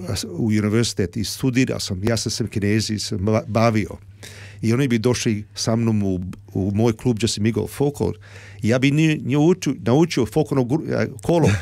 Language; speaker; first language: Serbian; early bilingual, heritage; Croatian